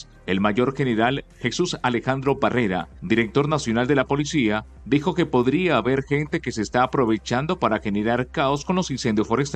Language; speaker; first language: Spanish; native; Spanish